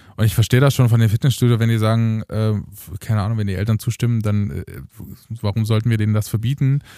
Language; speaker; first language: German; early bilingual, other home language; Romanian